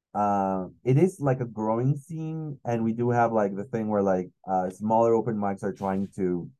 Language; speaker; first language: English; non-native, fluent; Spanish